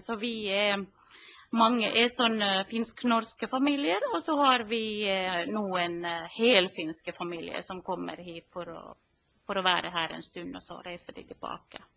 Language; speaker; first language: Norwegian; non-native, fluent; Finnish